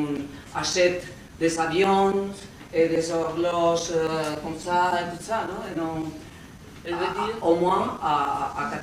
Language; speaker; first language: French; non-native, learner; Spanish